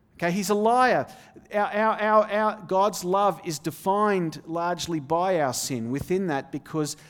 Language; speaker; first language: English; native; English